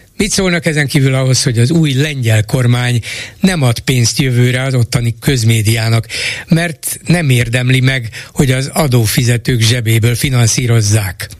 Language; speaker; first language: Hungarian; native; Hungarian